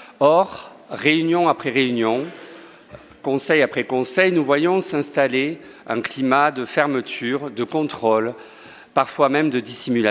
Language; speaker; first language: French; native; French